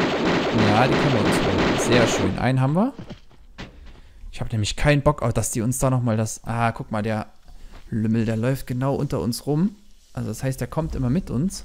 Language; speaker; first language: German; native; German